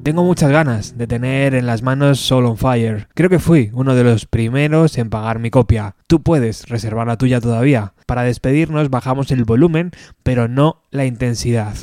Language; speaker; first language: Spanish; native; Spanish